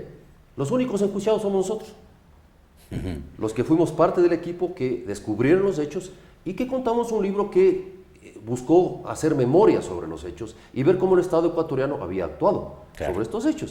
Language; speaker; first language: Spanish; native; Spanish